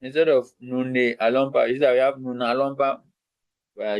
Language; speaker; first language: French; non-native, fluent; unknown